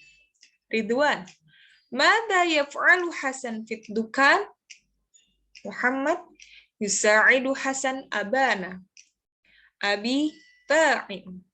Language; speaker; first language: Arabic; non-native, fluent; Indonesian